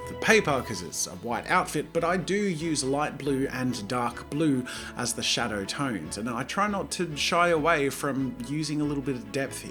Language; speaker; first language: English; native; English